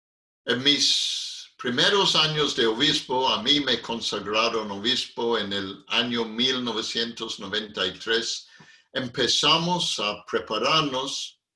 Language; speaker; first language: Spanish; non-native, fluent; English